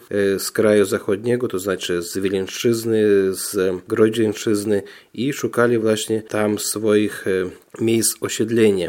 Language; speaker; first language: Polish; non-native, fluent; Russian